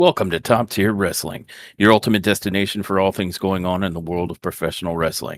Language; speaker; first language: English; native; English